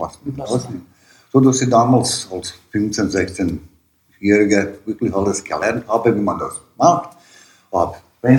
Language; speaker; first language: German; non-native, learner; Bosnian